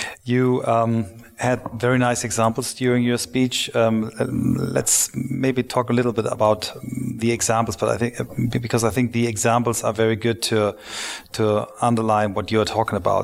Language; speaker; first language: English; non-native, fluent; German